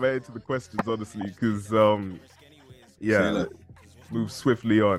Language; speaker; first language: English; native; English